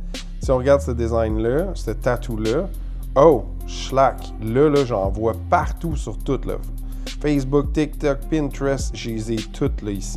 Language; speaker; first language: French; native; French